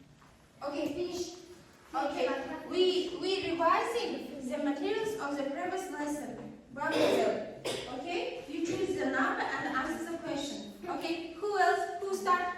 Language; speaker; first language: English; non-native, learner; Kazakh